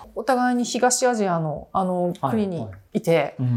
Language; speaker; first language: Japanese; native; Japanese